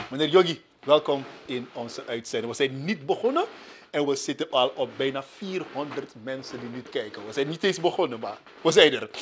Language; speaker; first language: Dutch; native; Dutch